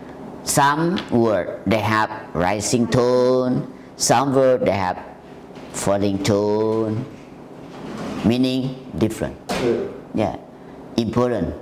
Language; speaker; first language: English; non-native, learner; Thai